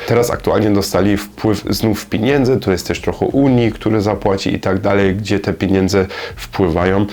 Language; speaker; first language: Polish; non-native, learner; German